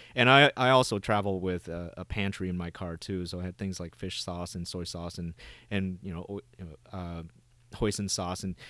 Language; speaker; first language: English; early bilingual, other home language; Vietnamese